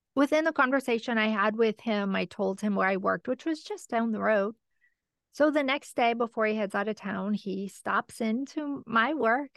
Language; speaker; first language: English; native; English